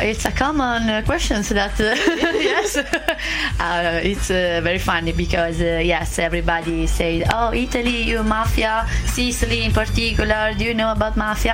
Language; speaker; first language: English; non-native, learner; Italian